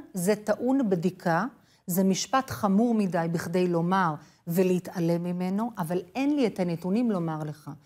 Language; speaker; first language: Hebrew; non-native, fluent; English